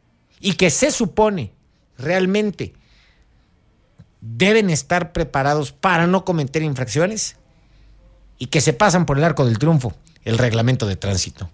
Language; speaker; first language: Spanish; native; Spanish